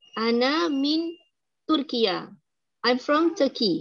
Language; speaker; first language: English; non-native, learner; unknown